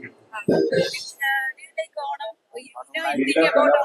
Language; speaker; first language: English; non-native, local second language; Malayalam